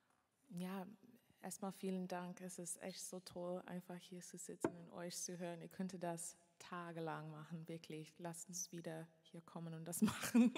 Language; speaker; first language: German; non-native, fluent; English